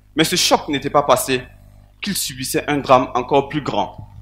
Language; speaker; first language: French; non-native, local second language; Mossi